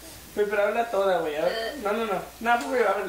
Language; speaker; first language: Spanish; early bilingual, heritage; Spanish